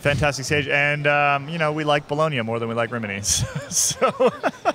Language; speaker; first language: English; native; English